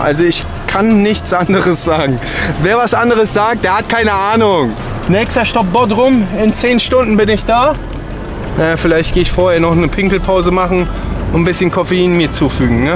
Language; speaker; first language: German; native; German